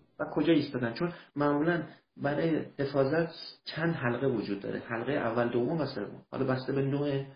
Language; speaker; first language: Persian; early bilingual, heritage; Persian